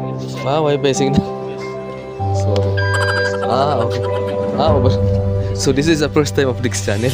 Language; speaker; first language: English; non-native, learner; Filipino